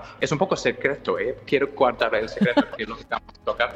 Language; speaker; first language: Spanish; non-native, fluent; English